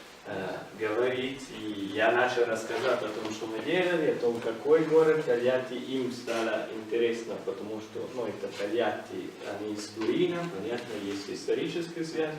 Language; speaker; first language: Russian; non-native, fluent; Italian